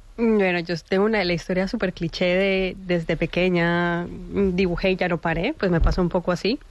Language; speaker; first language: Spanish; native; Spanish